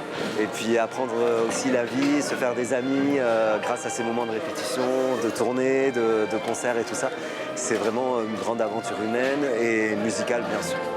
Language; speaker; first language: French; native; French